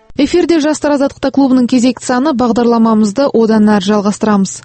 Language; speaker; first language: Kazakh; native; Kazakh